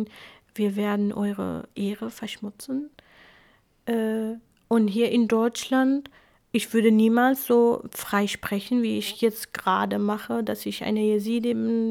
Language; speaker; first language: German; non-native, fluent; Kurdish